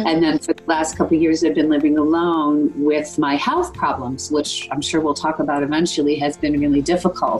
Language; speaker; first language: English; native; English